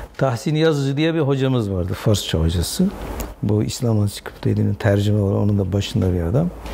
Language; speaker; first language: Turkish; non-native, local second language; Zaza